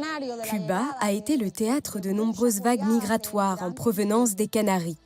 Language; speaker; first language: French; native; French